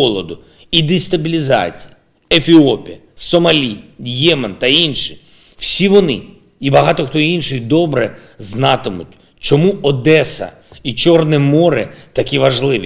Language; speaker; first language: Ukrainian; non-native, local second language; Russian